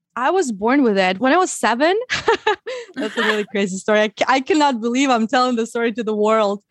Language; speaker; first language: English; non-native, fluent; Ukrainian